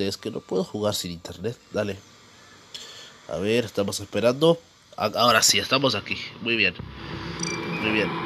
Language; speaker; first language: Spanish; native; Spanish